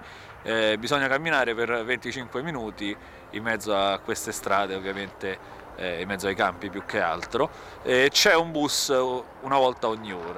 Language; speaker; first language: Italian; native; Italian